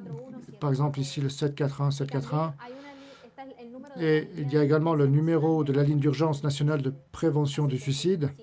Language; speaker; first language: French; native; French